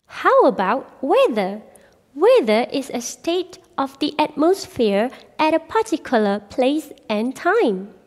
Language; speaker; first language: English; non-native, local second language; Malay